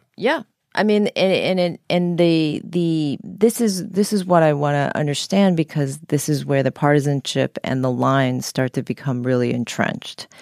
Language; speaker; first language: English; native; English